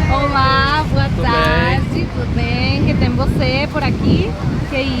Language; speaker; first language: Portuguese; non-native, learner; Spanish